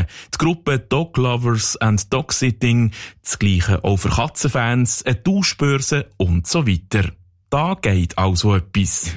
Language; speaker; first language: German; native; German